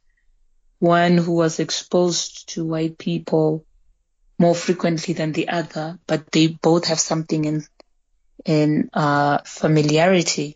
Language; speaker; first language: English; early bilingual, other home language; Shona